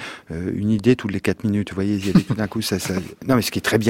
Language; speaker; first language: French; native; French